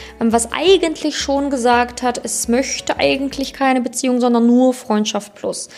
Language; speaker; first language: German; native; German